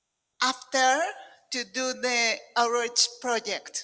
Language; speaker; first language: English; non-native, learner; Spanish